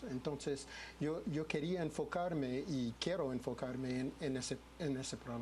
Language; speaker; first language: Spanish; non-native, fluent; English